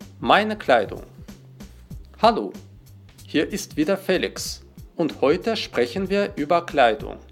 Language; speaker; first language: German; non-native, fluent; Russian